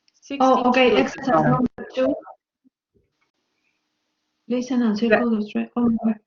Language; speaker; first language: English; non-native, learner; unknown